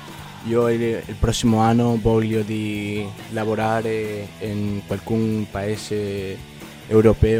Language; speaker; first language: Italian; non-native, learner; Spanish